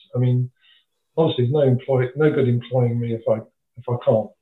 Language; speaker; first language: English; native; English